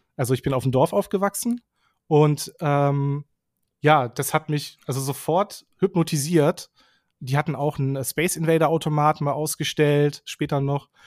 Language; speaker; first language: German; native; German